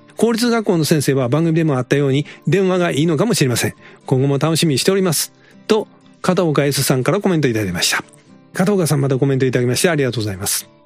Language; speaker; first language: Japanese; native; Japanese